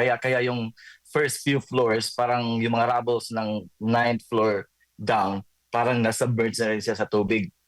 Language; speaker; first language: Filipino; non-native, local second language; Cebuano